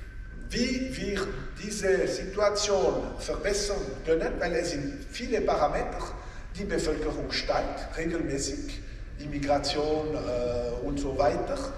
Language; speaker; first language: German; non-native, local second language; French